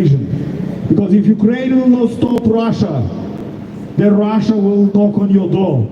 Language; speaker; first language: English; non-native, fluent; Ukrainian